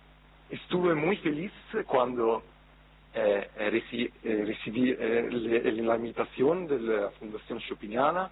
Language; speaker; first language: Spanish; non-native, fluent; Italian